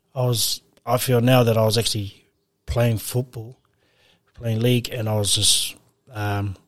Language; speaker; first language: English; native; English